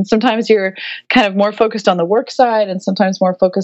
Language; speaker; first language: English; native; English